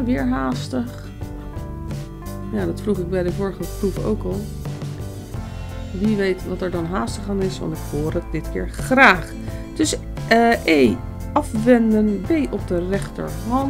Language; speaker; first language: Dutch; native; Dutch